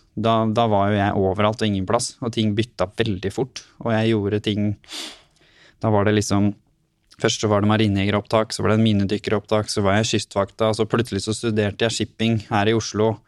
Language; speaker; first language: Norwegian; native; Norwegian